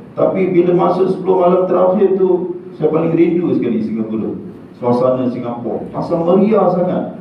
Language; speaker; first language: Malay; native; Malay